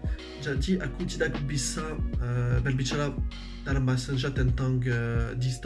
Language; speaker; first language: Indonesian; non-native, learner; French